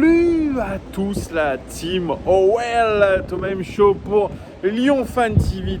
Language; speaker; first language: French; native; French